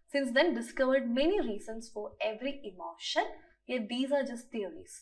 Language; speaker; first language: English; non-native, local second language; Malayalam